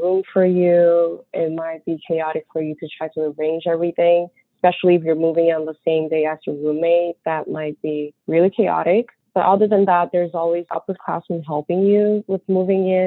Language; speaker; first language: English; early bilingual, other home language; Chinese